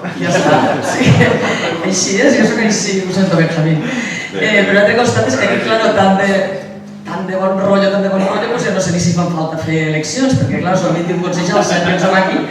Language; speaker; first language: Catalan; native; Catalan